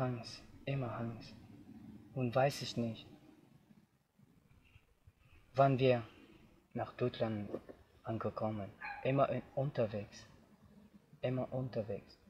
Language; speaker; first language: German; non-native, learner; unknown